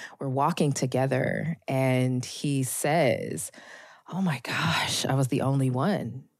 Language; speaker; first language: English; native; English